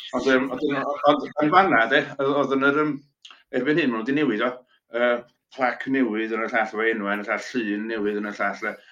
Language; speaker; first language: Welsh; native; Welsh